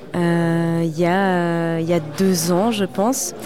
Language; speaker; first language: French; native; French